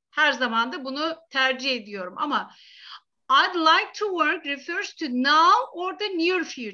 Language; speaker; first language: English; non-native, fluent; Turkish